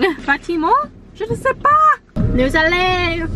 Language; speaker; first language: French; non-native, local second language; English